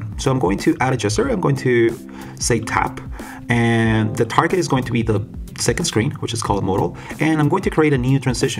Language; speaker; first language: English; non-native, fluent; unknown